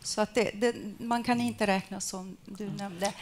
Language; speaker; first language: Swedish; non-native, fluent; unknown